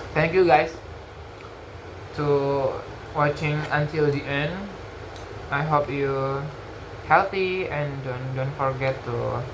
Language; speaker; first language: English; non-native, learner; Indonesian